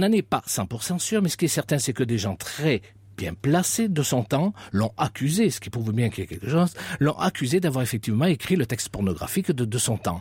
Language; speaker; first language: French; native; French